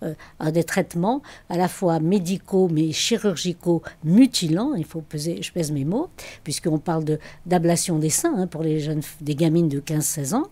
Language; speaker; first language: French; native; French